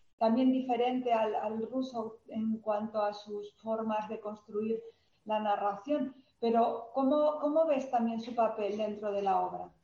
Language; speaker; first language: Spanish; native; Spanish